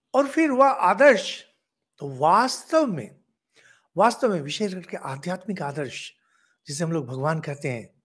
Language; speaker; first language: Hindi; non-native, local second language; Bangla